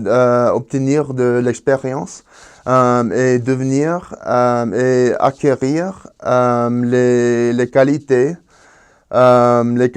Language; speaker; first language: French; non-native, fluent; Spanish